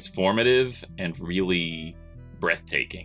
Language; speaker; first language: English; native; English